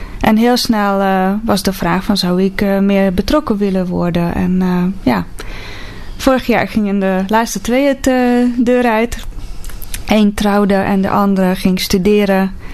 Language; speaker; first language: Dutch; non-native, fluent; Hungarian